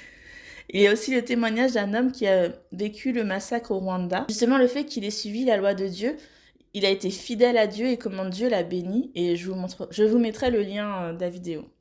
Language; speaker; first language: French; native; French